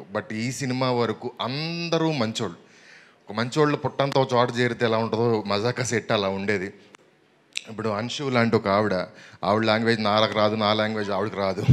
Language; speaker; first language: Telugu; native; Telugu